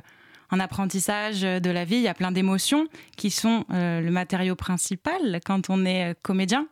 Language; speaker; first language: French; native; French